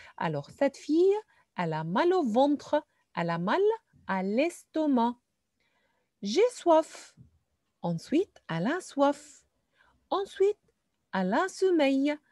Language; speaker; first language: French; non-native, fluent; Arabic